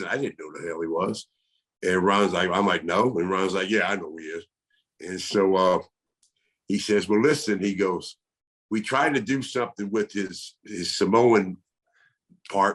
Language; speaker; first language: English; native; English